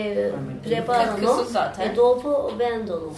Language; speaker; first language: Italian; non-native, learner; Turkish